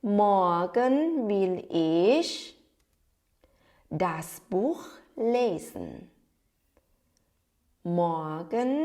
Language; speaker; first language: German; non-native, fluent; Thai